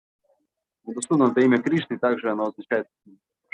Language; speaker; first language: Russian; native; Russian